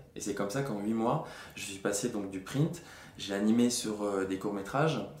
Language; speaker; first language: French; native; French